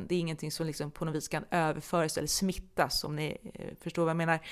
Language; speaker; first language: Swedish; native; Swedish